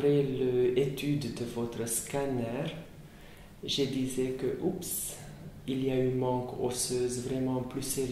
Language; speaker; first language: French; non-native, fluent; Hungarian